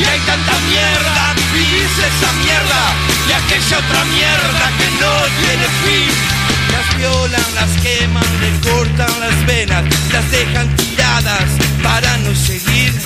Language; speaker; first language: Spanish; native; Spanish